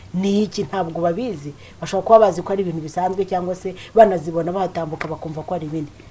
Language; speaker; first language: Kinyarwanda; native; Kinyarwanda